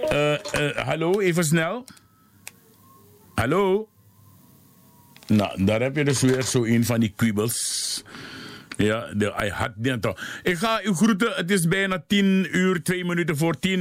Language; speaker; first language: Dutch; native; Dutch